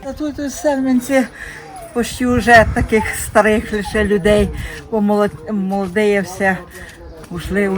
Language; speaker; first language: Ukrainian; non-native, local second language; Hungarian